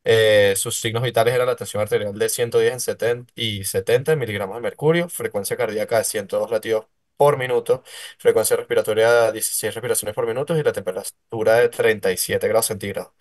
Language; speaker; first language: Spanish; native; Spanish